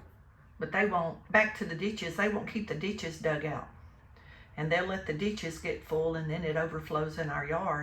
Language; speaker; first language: English; native; English